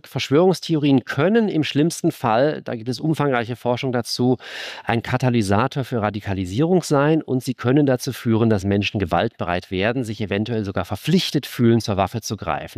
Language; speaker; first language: German; native; German